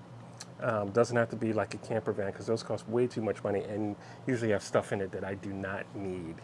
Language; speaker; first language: English; native; English